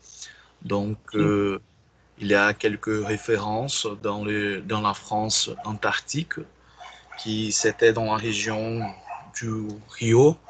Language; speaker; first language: French; non-native, learner; Portuguese